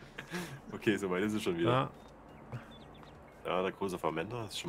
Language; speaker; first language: German; native; German